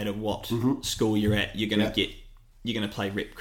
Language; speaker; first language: English; native; English